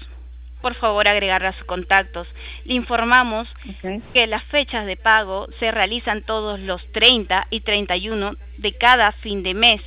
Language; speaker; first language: Spanish; native; Spanish